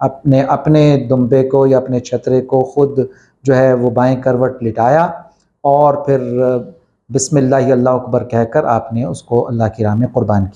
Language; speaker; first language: Urdu; native; Urdu